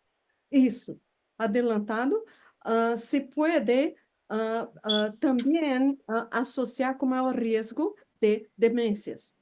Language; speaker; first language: Spanish; non-native, fluent; Portuguese